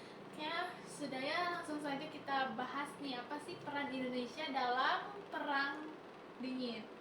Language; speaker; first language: Indonesian; native; Indonesian